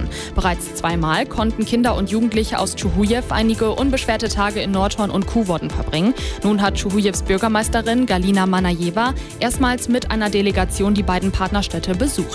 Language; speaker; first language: German; native; German